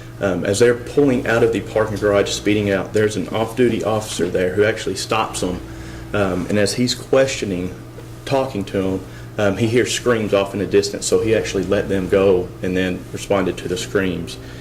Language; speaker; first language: English; native; English